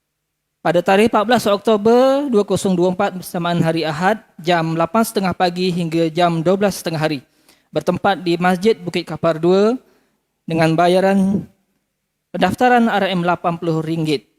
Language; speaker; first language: Malay; native; Malay